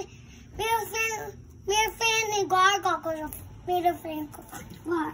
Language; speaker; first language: Nepali; early bilingual, heritage; Nepali